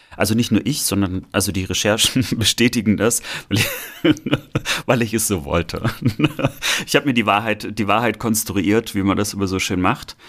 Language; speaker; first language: German; native; German